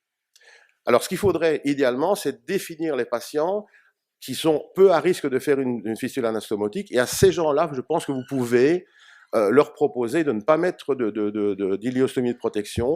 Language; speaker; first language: French; native; French